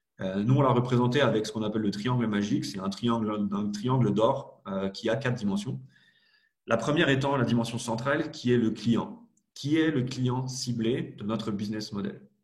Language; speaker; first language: French; native; French